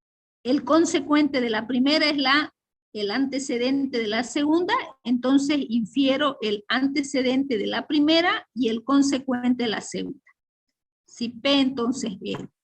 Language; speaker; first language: Spanish; native; Spanish